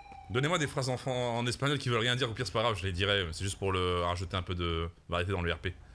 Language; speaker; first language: French; native; French